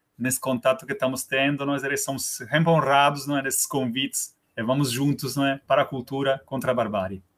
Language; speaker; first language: Portuguese; non-native, fluent; Italian